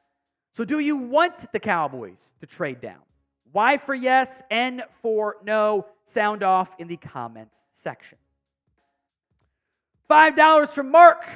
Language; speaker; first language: English; native; English